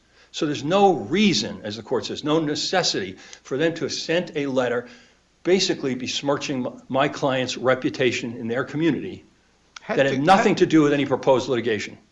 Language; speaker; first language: English; native; English